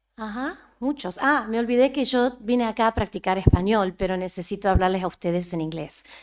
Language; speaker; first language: Spanish; early bilingual, heritage; Spanish